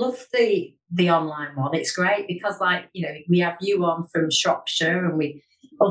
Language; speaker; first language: English; native; English